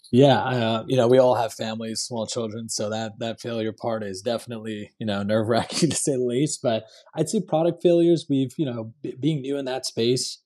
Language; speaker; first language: English; non-native, local second language; Cantonese